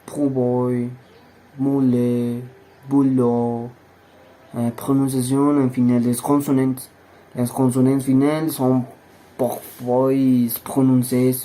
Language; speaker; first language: French; non-native, learner; Spanish